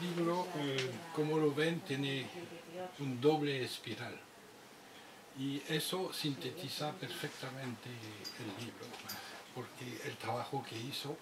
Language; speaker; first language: Spanish; non-native, fluent; French